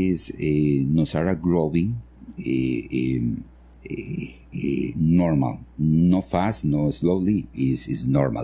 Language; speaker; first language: English; non-native, learner; Spanish